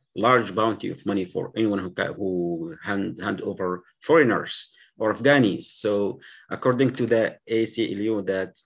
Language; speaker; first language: English; non-native, fluent; Arabic